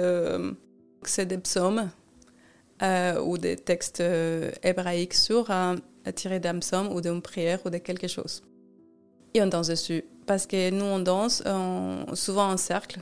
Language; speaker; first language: French; non-native, fluent; Spanish